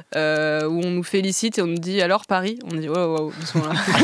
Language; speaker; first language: French; native; French